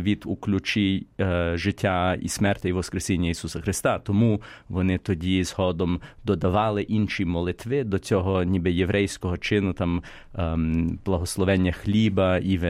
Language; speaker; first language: Ukrainian; early bilingual, heritage; Ukrainian